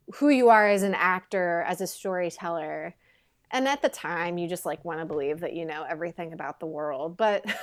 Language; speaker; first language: English; native; English